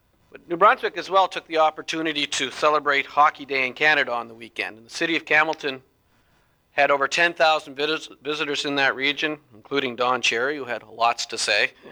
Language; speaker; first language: English; native; English